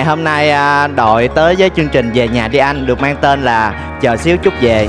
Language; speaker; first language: Vietnamese; native; Vietnamese